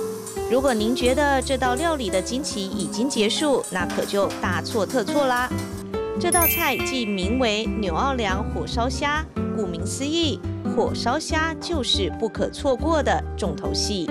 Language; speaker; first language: Chinese; native; Chinese